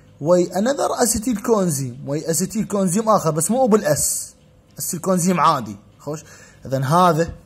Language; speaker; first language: Arabic; native; Arabic